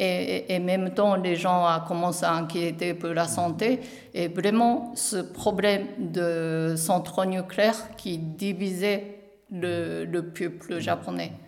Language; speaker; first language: French; non-native, learner; Japanese